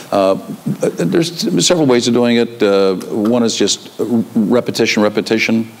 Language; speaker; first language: English; native; English